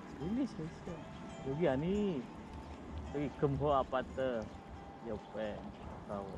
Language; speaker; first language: Korean; non-native, learner; Thai